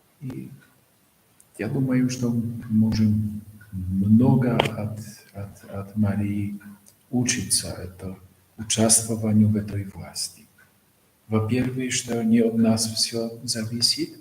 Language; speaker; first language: Russian; non-native, fluent; Polish